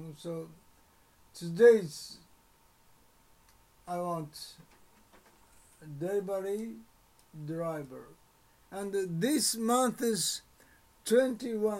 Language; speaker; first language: English; non-native, learner; Japanese